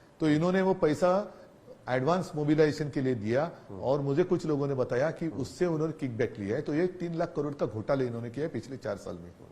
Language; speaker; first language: Hindi; non-native, local second language; Marathi